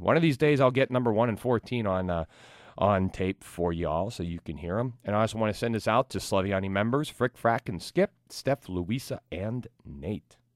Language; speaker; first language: English; native; English